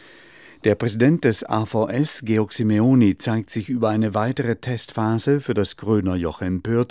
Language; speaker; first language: German; native; German